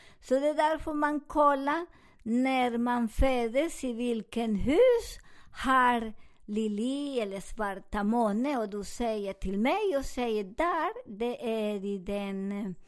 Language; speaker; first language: Swedish; non-native, learner; Spanish